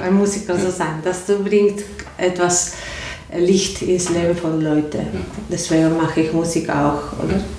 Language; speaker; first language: German; non-native, learner; Spanish